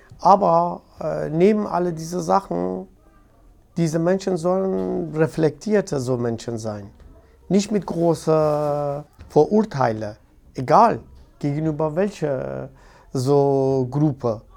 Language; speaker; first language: German; non-native, fluent; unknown